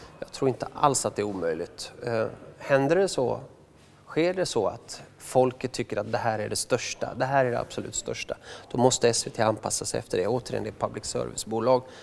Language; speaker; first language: Swedish; early bilingual, other home language; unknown